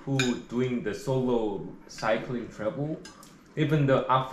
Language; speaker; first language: English; non-native, learner; Korean